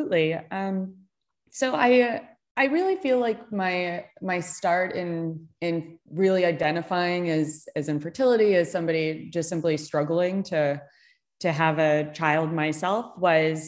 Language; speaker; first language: English; native; English